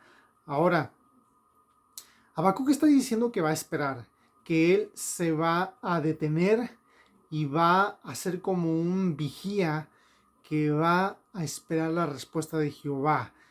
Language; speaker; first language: Spanish; native; Spanish